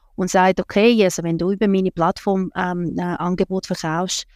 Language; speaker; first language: German; non-native, fluent; Russian